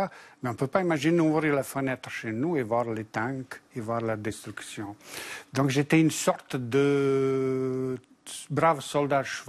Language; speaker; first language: French; non-native, fluent; Bosnian